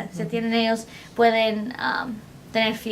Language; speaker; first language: Spanish; early bilingual, heritage; Spanish